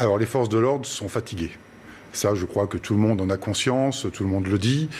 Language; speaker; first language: French; native; French